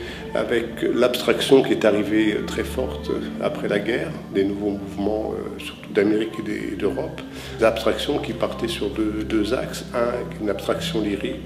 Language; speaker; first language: French; native; French